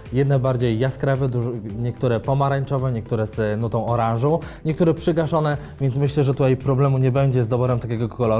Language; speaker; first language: Polish; native; Polish